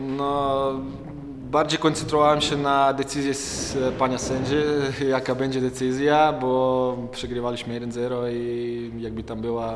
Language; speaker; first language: Polish; non-native, fluent; Croatian